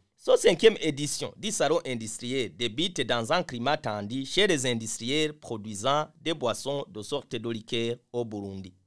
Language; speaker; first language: French; non-native, local second language; Rundi